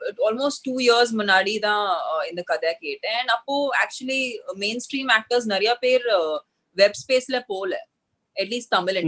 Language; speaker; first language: Tamil; non-native, local second language; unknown